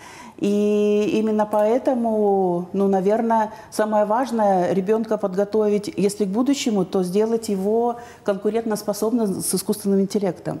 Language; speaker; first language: Russian; native; Russian